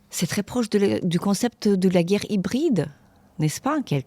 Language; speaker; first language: French; non-native, fluent; Ukrainian